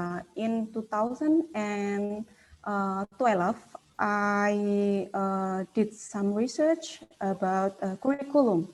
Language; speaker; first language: English; non-native, fluent; Indonesian